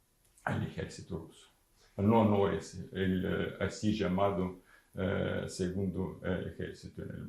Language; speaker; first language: Spanish; non-native, fluent; Ukrainian